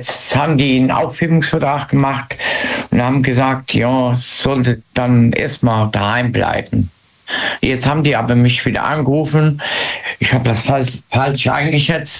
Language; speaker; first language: German; native; German